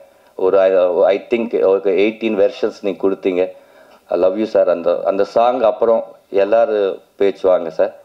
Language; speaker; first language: Tamil; non-native, learner; Telugu